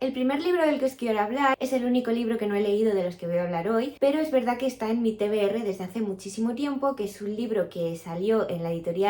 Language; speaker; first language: Spanish; native; Spanish